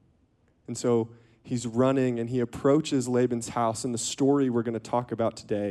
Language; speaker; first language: English; native; English